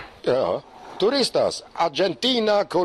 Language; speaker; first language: Spanish; non-native, learner; German